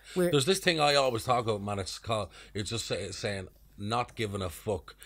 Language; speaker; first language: English; native; English